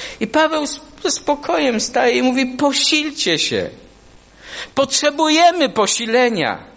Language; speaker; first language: Polish; non-native, fluent; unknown